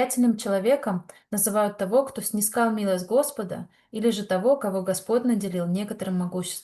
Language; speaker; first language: Russian; native; Russian